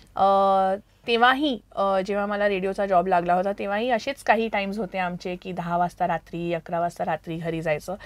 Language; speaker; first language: Marathi; early bilingual, heritage; Marathi